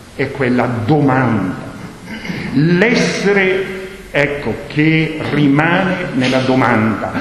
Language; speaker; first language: Italian; non-native, local second language; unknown